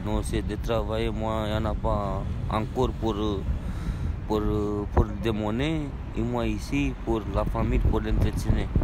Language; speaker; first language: French; non-native, learner; Romanian